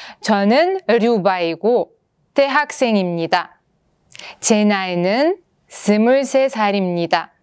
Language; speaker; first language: Korean; non-native, fluent; Russian